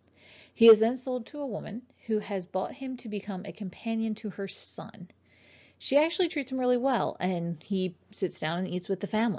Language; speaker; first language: English; native; English